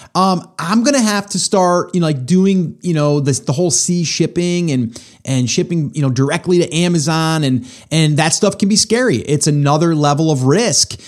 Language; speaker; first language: English; native; English